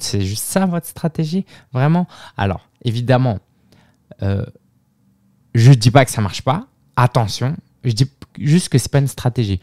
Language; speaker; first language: French; native; French